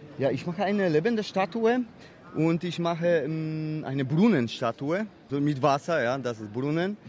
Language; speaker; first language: German; non-native, learner; Polish